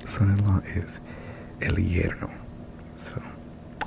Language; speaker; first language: Spanish; non-native, learner; English